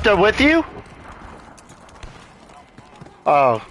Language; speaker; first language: English; native; English